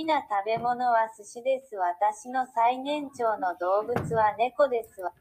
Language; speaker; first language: Japanese; non-native, learner; Hebrew